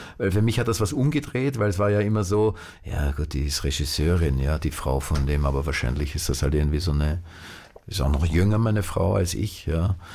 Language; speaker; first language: German; native; German